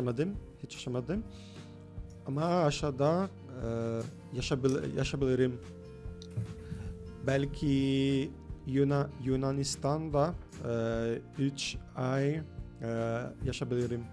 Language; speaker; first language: Turkish; non-native, learner; Portuguese